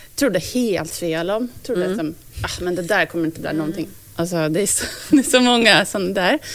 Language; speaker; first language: Swedish; non-native, fluent; English